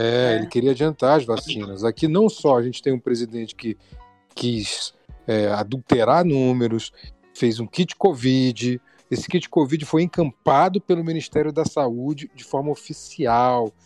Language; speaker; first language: Portuguese; native; Portuguese